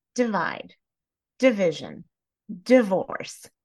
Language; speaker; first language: English; native; English